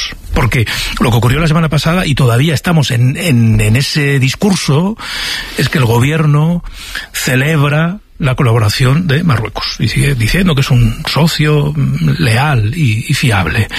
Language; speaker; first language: Spanish; native; Spanish